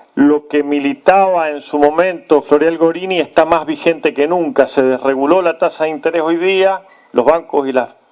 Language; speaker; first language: Spanish; native; Spanish